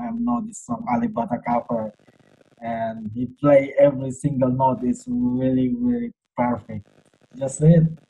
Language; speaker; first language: English; non-native, learner; Indonesian